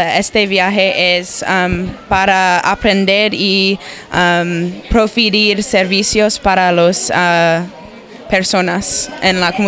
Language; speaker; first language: Spanish; non-native, learner; English